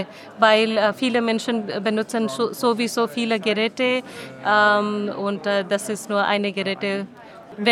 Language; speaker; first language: German; non-native, learner; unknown